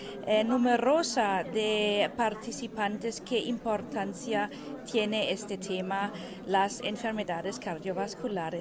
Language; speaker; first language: Spanish; non-native, fluent; German